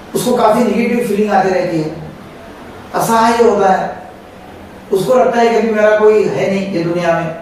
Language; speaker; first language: Hindi; non-native, local second language; Marathi